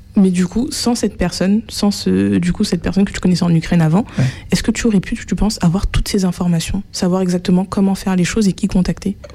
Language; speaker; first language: French; native; French